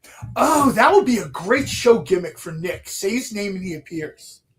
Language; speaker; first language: English; native; English